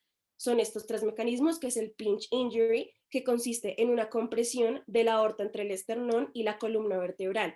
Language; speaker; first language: Spanish; native; Spanish